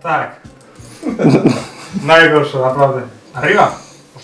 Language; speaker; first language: Polish; non-native, learner; Spanish